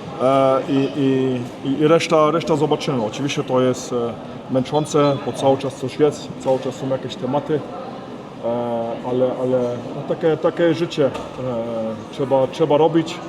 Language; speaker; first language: Polish; early bilingual, heritage; Polish